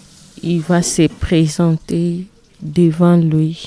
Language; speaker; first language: French; non-native, learner; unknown